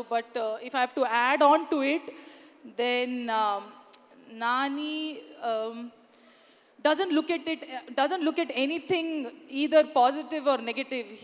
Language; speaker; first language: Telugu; non-native, learner; Kannada